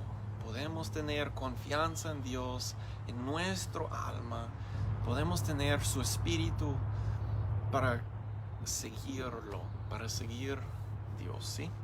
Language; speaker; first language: Spanish; non-native, learner; English